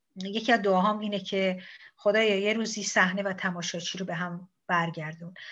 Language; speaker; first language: Persian; native; Persian